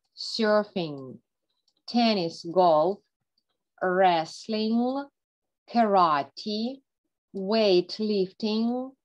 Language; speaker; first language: English; non-native, fluent; Ukrainian